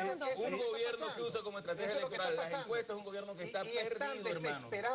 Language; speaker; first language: Spanish; native; Spanish